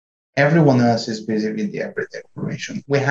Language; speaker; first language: English; non-native, fluent; Hungarian